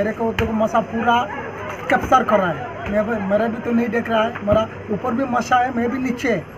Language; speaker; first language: Hindi; non-native, local second language; Bangla